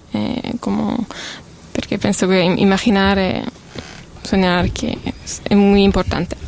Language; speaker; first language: Spanish; non-native, learner; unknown